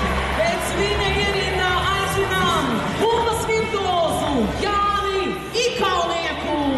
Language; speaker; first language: Latvian; native; Latvian